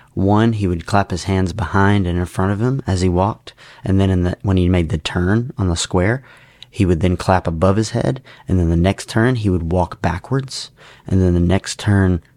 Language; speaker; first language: English; native; English